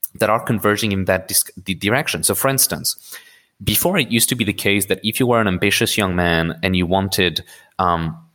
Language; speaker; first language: English; early bilingual, other home language; Arabic